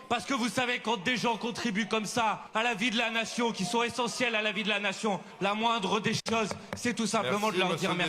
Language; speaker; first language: French; native; French